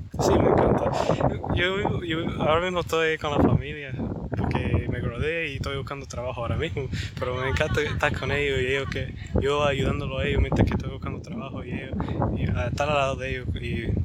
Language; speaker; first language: Spanish; early bilingual, heritage; Spanish